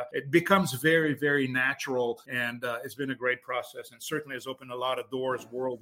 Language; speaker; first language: English; non-native, fluent; French